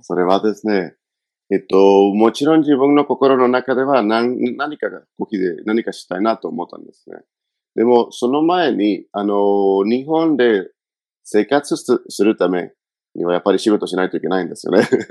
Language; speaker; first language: Japanese; non-native, fluent; Spanish